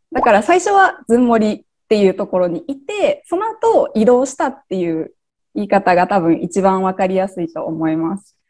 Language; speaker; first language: Japanese; native; Japanese